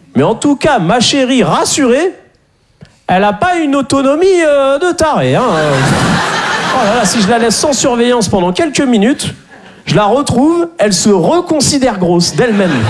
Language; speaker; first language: French; native; French